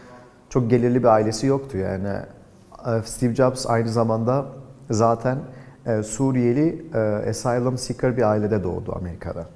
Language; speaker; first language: Turkish; native; Turkish